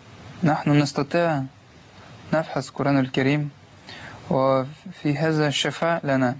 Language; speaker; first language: Arabic; non-native, learner; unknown